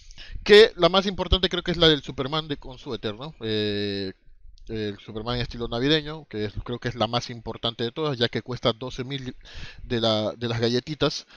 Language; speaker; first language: Spanish; native; Spanish